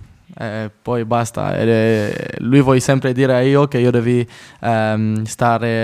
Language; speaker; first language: Italian; non-native, fluent; French